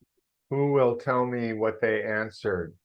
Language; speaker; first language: English; non-native, fluent; Vietnamese